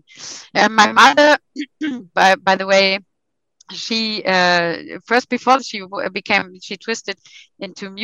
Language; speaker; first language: English; non-native, fluent; German